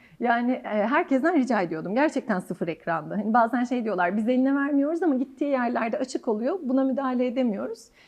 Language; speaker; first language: Turkish; native; Turkish